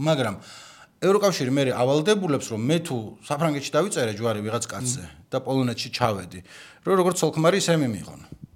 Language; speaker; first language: Georgian; native; Georgian